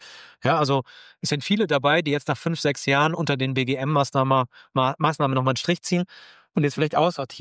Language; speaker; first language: German; native; German